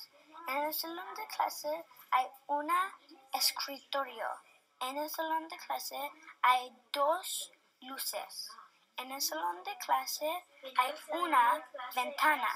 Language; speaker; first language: Spanish; non-native, learner; English